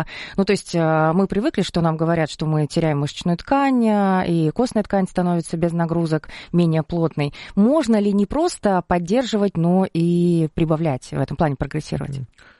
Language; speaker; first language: Russian; native; Russian